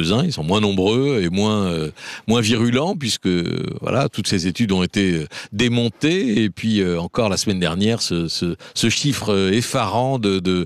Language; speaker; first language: French; native; French